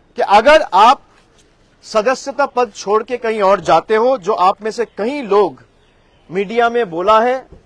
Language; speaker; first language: Hindi; non-native, local second language; Bangla